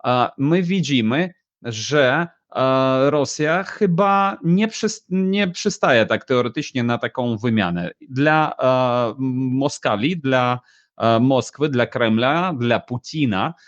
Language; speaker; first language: Polish; non-native, fluent; Ukrainian